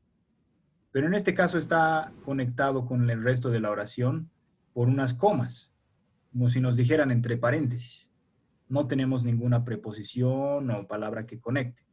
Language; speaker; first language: Spanish; native; Spanish